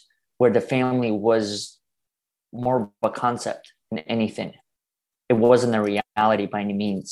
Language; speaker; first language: English; early bilingual, other home language; Russian